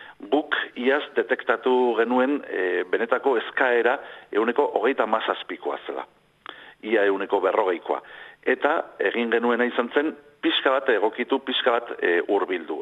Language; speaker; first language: Basque; non-native, local second language; Spanish